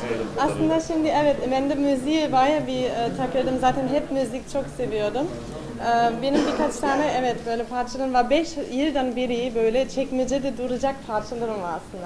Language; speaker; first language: Turkish; non-native, fluent; German